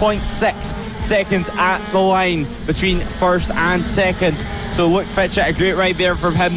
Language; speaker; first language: English; native; English